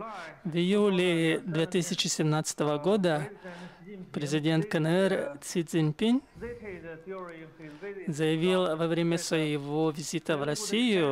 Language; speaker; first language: Russian; non-native, fluent; Chinese